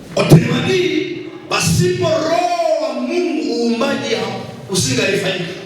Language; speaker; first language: Swahili; non-native, local second language; Nande